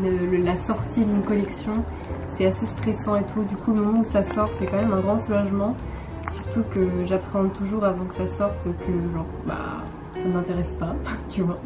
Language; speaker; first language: French; native; French